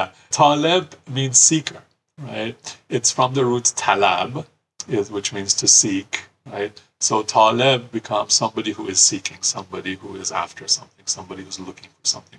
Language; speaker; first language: English; early bilingual, other home language; Persian